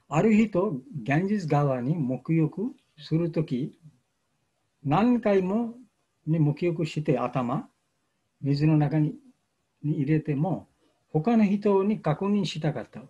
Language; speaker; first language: Japanese; non-native, fluent; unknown